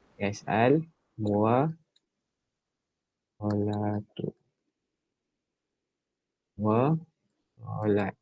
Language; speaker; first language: Arabic; non-native, fluent; Malay